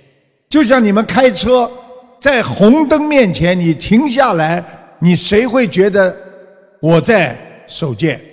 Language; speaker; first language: Chinese; native; Chinese